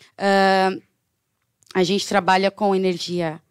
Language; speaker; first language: Portuguese; native; Portuguese